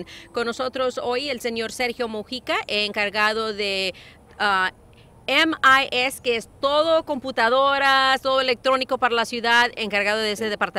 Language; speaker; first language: Spanish; early bilingual, heritage; Spanish